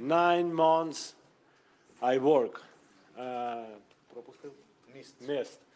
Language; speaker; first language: English; non-native, learner; Ukrainian